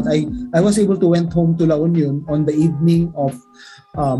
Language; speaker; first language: English; non-native, local second language; Iloko